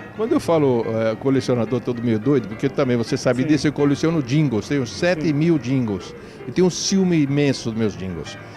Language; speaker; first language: Portuguese; native; Portuguese